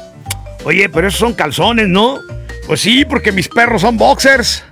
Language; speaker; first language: Spanish; native; Spanish